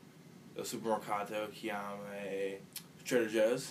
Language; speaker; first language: Italian; non-native, learner; English